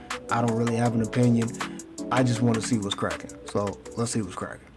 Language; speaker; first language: English; native; English